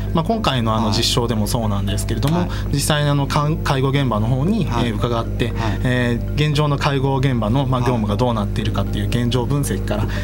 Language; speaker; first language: Japanese; native; Japanese